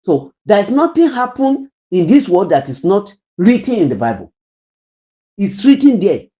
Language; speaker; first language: English; non-native, local second language; Yoruba